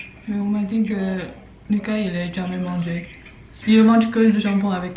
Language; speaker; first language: French; non-native, learner; Chinese